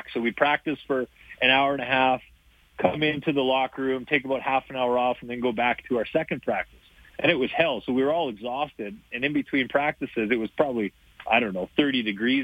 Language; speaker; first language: English; native; English